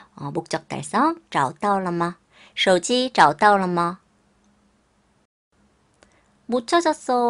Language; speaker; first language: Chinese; non-native, fluent; Korean